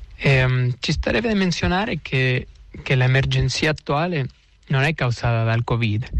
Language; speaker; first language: Italian; non-native, fluent; Spanish